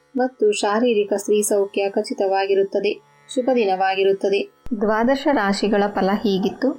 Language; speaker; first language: Kannada; native; Kannada